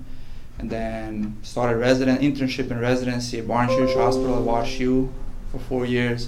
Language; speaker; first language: English; non-native, fluent; Bosnian